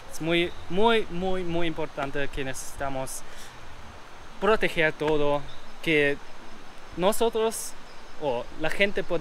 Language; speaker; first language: Spanish; non-native, learner; German